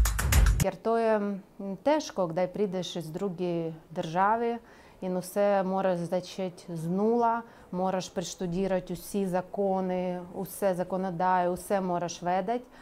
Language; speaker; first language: Slovenian; non-native, learner; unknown